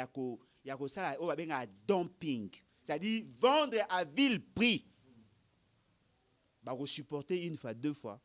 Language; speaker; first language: French; non-native, local second language; Lingala